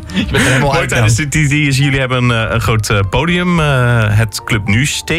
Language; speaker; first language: Dutch; native; Dutch